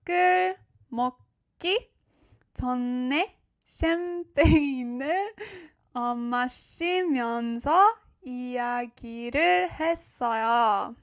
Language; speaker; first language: Korean; non-native, learner; English